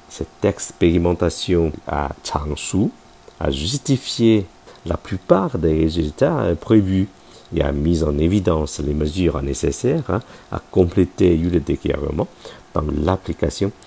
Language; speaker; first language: French; non-native, fluent; Chinese